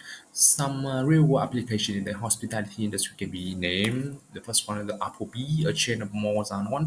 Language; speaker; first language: English; non-native, learner; Vietnamese